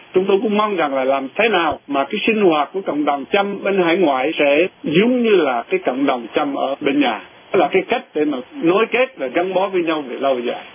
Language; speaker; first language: Vietnamese; non-native, local second language; Eastern Cham